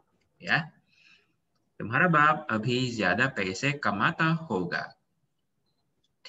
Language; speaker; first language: Hindi; non-native, fluent; Indonesian